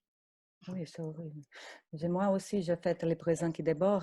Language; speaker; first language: French; non-native, fluent; Portuguese